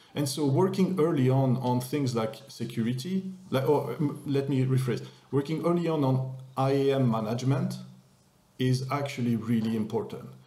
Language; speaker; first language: English; non-native, fluent; French